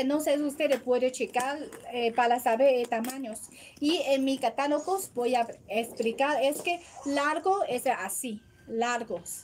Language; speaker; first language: Spanish; non-native, learner; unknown